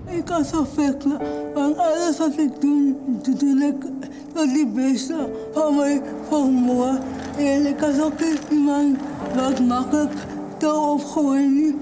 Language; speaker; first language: Dutch; non-native, learner; Afrikaans